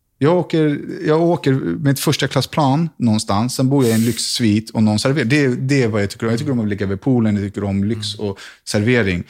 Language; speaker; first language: Swedish; native; Swedish